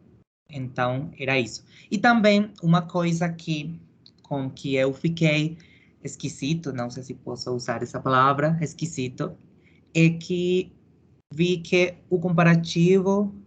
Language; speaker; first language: Portuguese; non-native, learner; Spanish